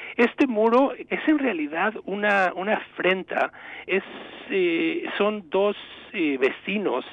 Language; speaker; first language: Spanish; native; Spanish